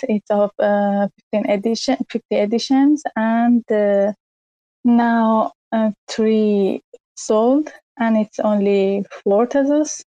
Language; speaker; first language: English; non-native, learner; Persian